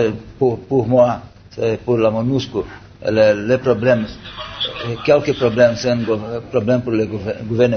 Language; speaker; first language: French; non-native, learner; Portuguese